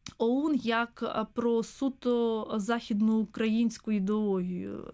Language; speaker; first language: Ukrainian; native; Ukrainian